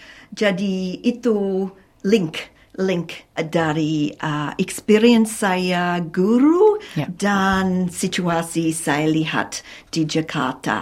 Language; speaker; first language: Indonesian; non-native, fluent; English